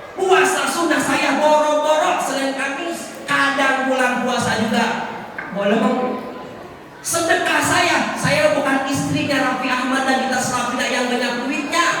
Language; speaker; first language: Indonesian; non-native, local second language; Sundanese